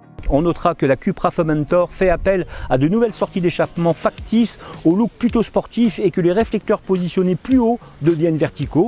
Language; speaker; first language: French; native; French